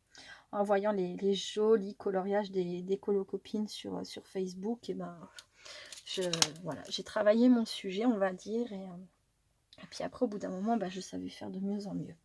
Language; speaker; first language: French; native; French